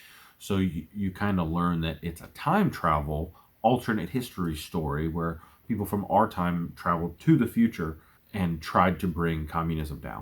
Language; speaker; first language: English; native; English